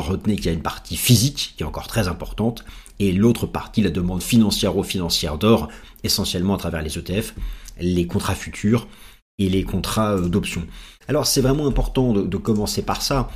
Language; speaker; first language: French; native; French